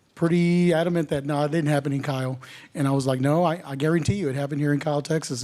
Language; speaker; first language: English; native; English